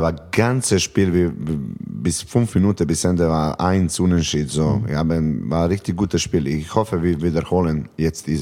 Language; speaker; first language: German; non-native, fluent; Serbian